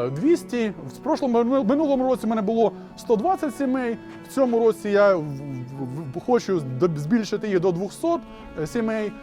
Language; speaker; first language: Ukrainian; native; Ukrainian